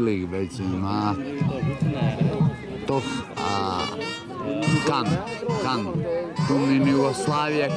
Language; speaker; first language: Dutch; non-native, learner; Croatian